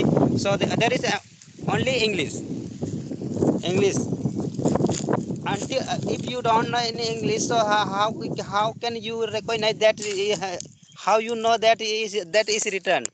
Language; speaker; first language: English; non-native, learner; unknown